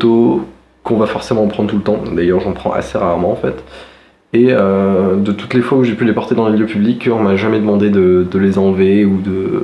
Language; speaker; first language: French; native; French